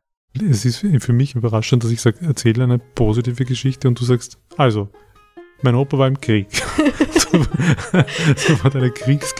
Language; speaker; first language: German; native; German